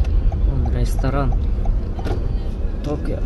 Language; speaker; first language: Russian; non-native, learner; Kyrgyz